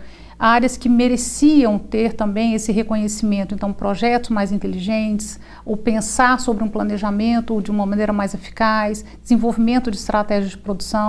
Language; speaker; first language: Portuguese; native; Portuguese